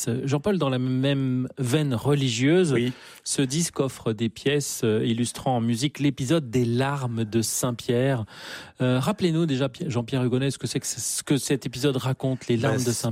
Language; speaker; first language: French; native; French